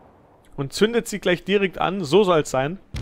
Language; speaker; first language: German; native; German